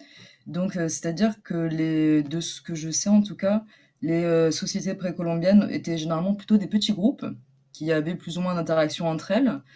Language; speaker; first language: French; native; French